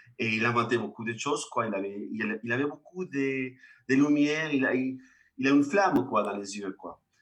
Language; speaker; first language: French; non-native, fluent; Spanish